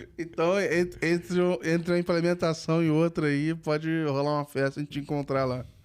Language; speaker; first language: Portuguese; native; Portuguese